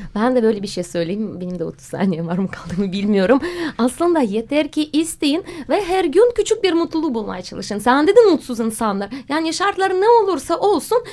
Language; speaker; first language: Turkish; non-native, fluent; Russian